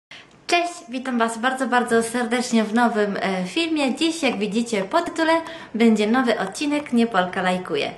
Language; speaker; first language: Polish; non-native, fluent; Italian